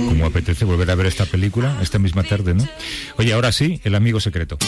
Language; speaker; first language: Spanish; native; Spanish